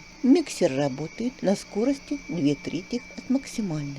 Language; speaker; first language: Russian; native; Russian